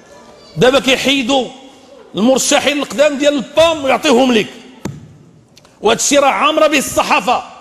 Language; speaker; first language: Arabic; native; Arabic